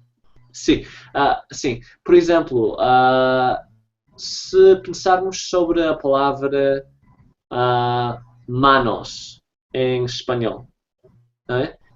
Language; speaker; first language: Portuguese; non-native, fluent; English